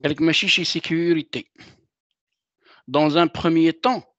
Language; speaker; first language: French; non-native, local second language; Arabic